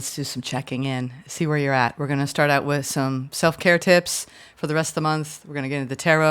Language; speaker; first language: English; native; English